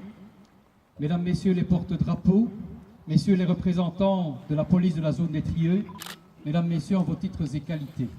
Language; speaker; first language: French; native; French